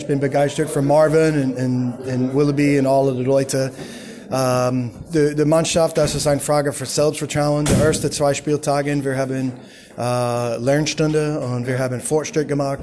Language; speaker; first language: German; non-native, learner; English